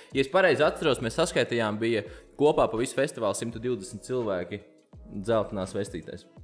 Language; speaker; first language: Latvian; native; Latvian